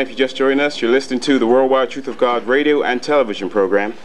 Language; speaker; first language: English; native; English